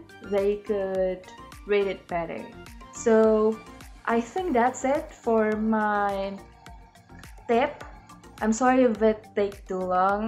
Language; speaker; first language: English; non-native, learner; Indonesian